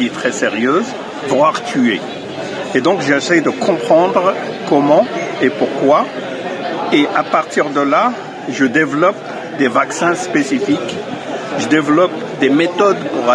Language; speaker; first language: French; native; French